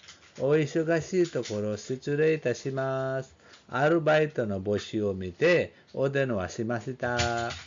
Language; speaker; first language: Japanese; non-native, learner; Nepali